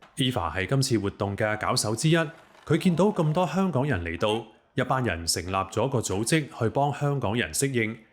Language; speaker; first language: Cantonese; native; Cantonese